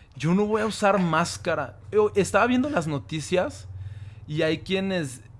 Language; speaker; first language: Spanish; early bilingual, heritage; Spanish